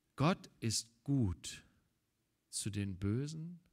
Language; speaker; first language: German; native; German